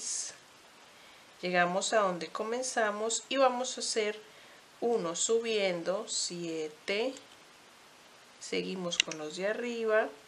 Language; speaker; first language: Spanish; native; Spanish